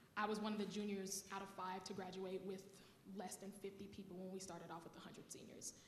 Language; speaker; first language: English; native; English